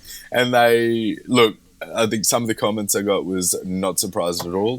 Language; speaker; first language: English; native; English